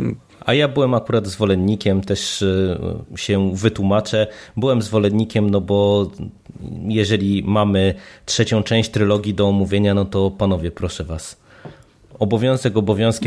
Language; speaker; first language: Polish; native; Polish